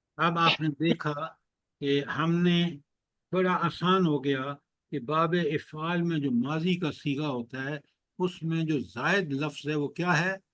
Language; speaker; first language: Urdu; native; Urdu